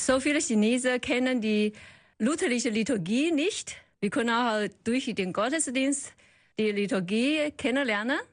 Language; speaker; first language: German; non-native, learner; Chinese